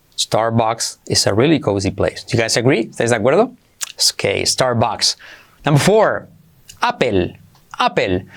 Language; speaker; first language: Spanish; native; Spanish